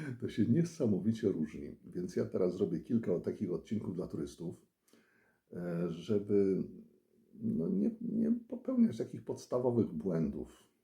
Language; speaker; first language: Polish; native; Polish